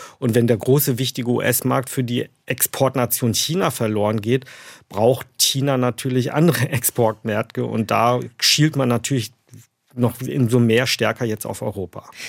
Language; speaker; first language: German; early bilingual, other home language; Chinese